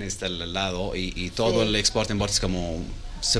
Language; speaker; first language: Spanish; non-native, learner; Arabic